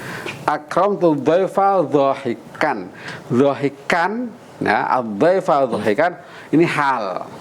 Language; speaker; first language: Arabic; non-native, fluent; Indonesian